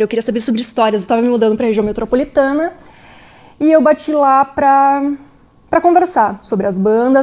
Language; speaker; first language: Portuguese; native; Portuguese